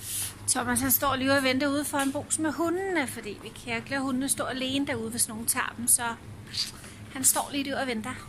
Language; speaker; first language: Danish; native; Danish